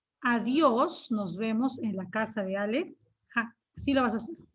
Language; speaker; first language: Spanish; native; Spanish